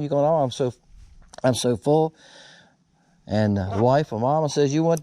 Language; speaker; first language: English; native; English